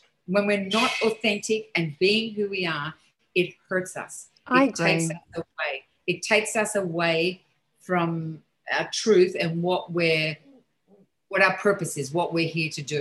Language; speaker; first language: English; native; English